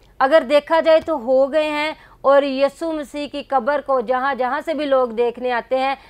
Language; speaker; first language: Urdu; non-native, local second language; Punjabi